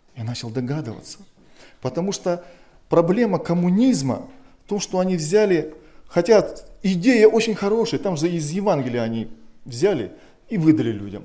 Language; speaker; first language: Russian; native; Russian